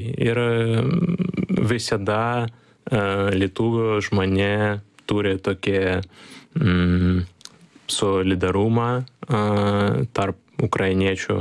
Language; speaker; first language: Lithuanian; non-native, learner; Ukrainian